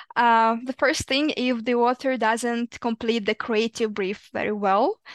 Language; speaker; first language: English; non-native, fluent; Ukrainian